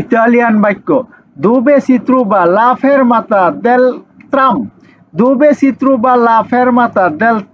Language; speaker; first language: Italian; non-native, learner; Bangla